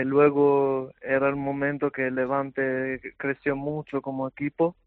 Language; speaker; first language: Spanish; non-native, fluent; Albanian